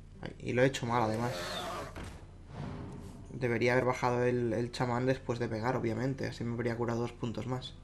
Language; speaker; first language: Spanish; native; Spanish